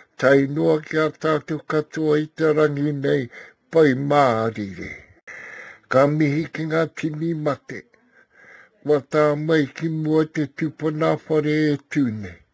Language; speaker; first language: Māori; non-native, local second language; English